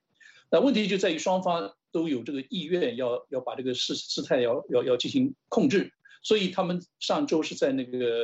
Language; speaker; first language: Chinese; native; Chinese